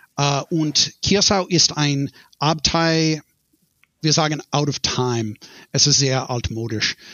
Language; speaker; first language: German; non-native, learner; English